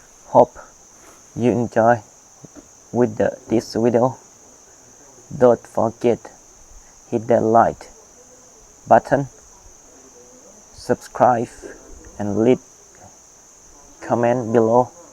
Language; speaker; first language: English; non-native, learner; Thai